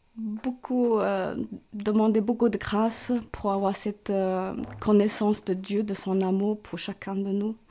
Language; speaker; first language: French; non-native, fluent; Cantonese